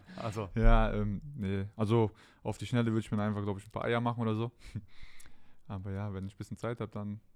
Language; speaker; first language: German; native; German